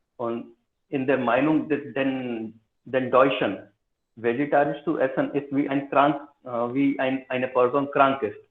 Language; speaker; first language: German; non-native, learner; Hindi